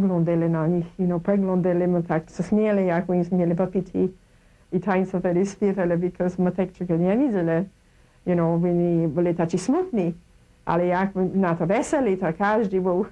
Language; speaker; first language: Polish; early bilingual, heritage; Kashubian